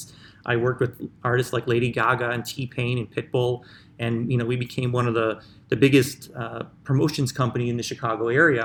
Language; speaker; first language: English; native; English